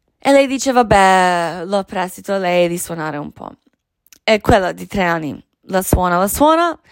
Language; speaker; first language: Italian; non-native, fluent; Croatian